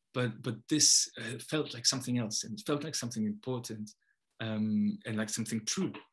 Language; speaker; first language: English; non-native, fluent; Polish